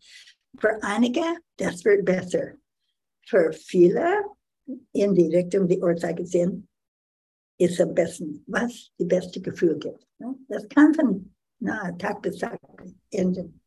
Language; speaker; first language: German; non-native, learner; English